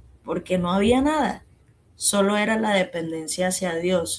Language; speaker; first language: Spanish; native; Spanish